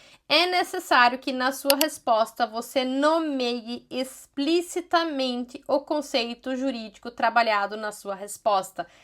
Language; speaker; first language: Portuguese; native; Portuguese